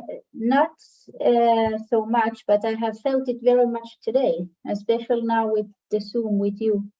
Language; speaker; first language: English; non-native, fluent; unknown